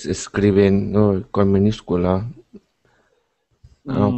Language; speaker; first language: Spanish; non-native, learner; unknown